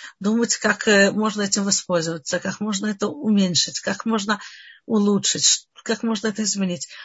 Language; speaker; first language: Russian; early bilingual, heritage; Russian